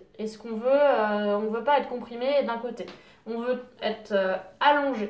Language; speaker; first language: French; native; French